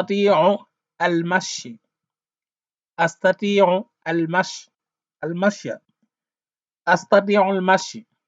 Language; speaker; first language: Arabic; non-native, fluent; Wolof